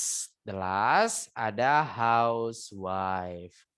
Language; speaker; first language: English; non-native, local second language; Indonesian